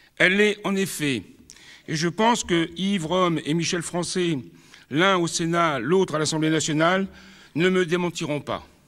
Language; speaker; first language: French; native; French